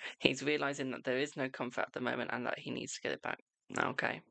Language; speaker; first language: English; native; English